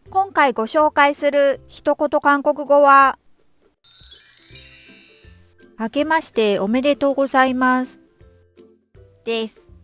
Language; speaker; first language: Japanese; non-native, fluent; Korean